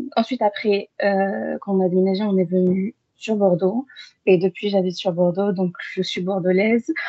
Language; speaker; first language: French; early bilingual, other home language; Arabic